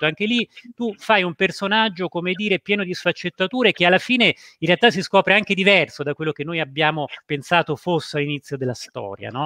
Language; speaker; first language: Italian; native; Italian